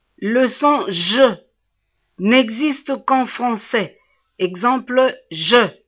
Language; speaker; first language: French; non-native, local second language; Swahili